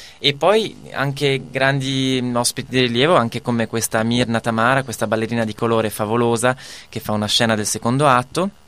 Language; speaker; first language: Italian; native; Italian